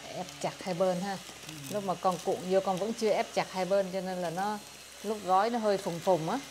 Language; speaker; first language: Vietnamese; native; Vietnamese